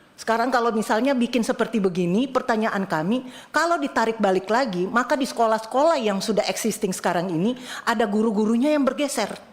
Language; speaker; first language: Indonesian; native; Indonesian